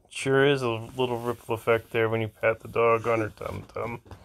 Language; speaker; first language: English; native; English